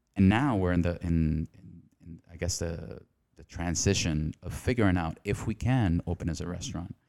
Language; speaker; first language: English; non-native, fluent; Spanish